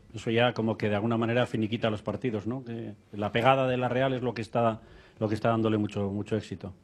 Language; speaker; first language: Spanish; native; Spanish